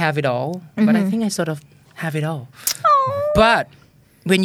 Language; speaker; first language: English; non-native, fluent; Thai